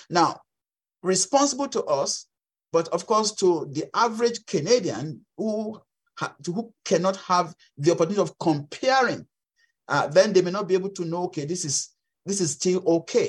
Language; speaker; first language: English; non-native, local second language; Yoruba